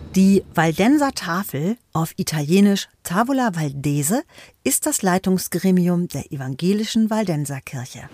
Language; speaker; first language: German; native; German